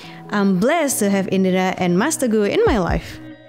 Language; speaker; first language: English; non-native, fluent; Indonesian